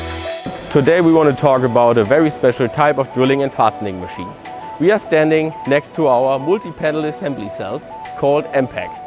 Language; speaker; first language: English; non-native, fluent; German